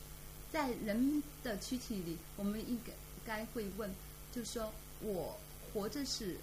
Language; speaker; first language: Chinese; native; Chinese